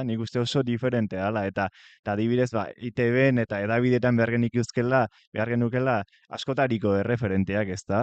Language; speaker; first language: Basque; native; Basque